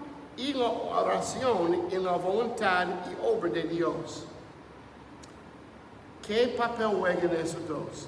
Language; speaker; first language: Spanish; non-native, fluent; English